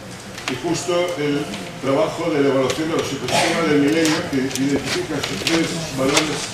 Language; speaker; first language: Spanish; native; Spanish